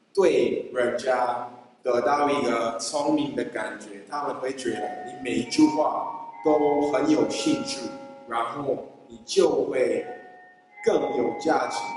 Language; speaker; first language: Chinese; non-native, fluent; English